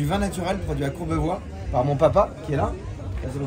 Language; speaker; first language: French; native; French